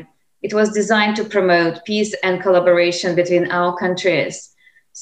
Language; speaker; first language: English; non-native, fluent; Russian